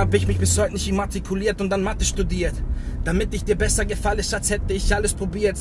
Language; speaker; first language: German; early bilingual, other home language; Bosnian